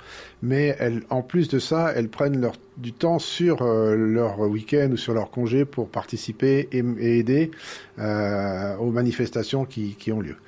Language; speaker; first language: French; native; French